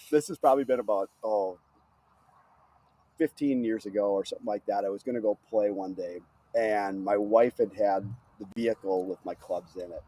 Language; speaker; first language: English; native; English